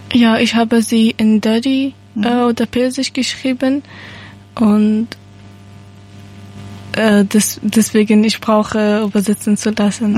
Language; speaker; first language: German; non-native, learner; Persian